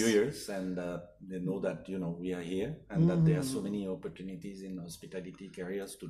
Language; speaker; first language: English; non-native, fluent; French